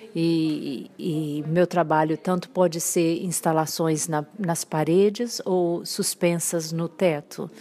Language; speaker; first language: Portuguese; native; Portuguese